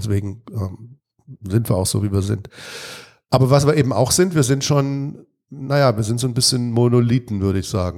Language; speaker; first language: German; native; German